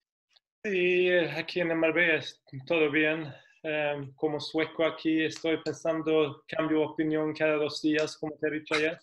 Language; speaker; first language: Spanish; non-native, fluent; Swedish